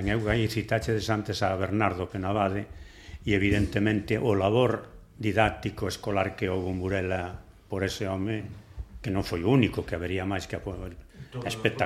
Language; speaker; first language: Galician; native; Galician